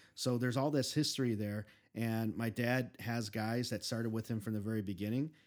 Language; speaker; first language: English; native; English